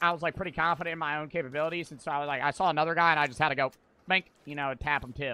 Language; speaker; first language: English; native; English